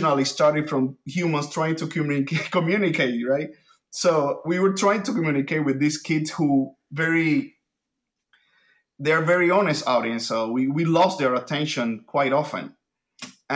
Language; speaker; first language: English; non-native, fluent; Spanish